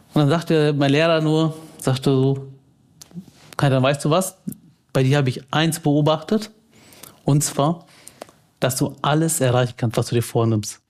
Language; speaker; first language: German; early bilingual, other home language; Tamil